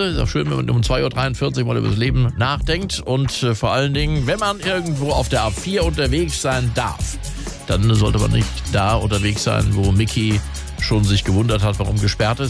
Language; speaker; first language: German; native; German